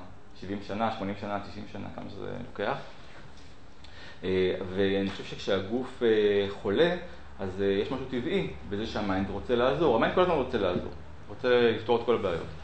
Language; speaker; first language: Hebrew; native; Hebrew